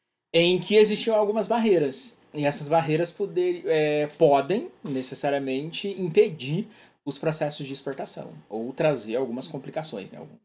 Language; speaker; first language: Portuguese; native; Portuguese